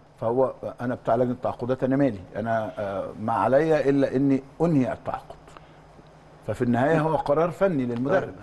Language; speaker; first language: Egyptian Arabic; native; Egyptian Arabic